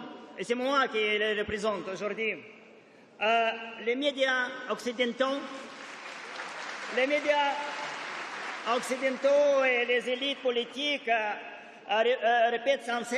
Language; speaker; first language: French; non-native, fluent; Russian